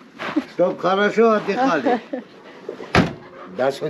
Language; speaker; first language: Russian; non-native, fluent; Armenian